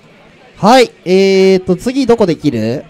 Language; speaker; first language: Japanese; native; Japanese